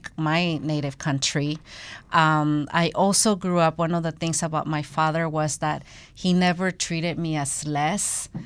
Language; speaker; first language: English; non-native, fluent; Spanish